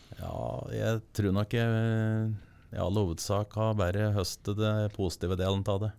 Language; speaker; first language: Norwegian; native; Norwegian